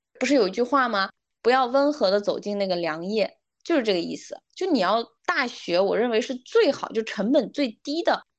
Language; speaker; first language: Chinese; non-native, local second language; Uyghur